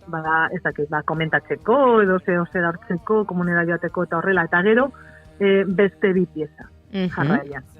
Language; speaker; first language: Basque; non-native, local second language; Spanish